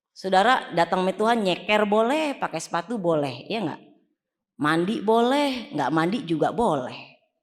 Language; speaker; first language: Indonesian; native; Indonesian